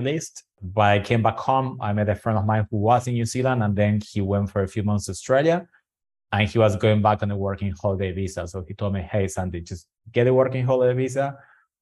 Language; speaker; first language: English; non-native, fluent; Spanish